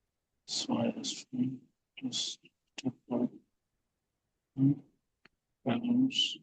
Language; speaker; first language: German; non-native, learner; Bangla